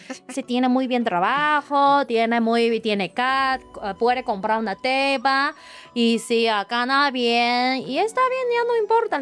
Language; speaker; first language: Spanish; non-native, learner; Chinese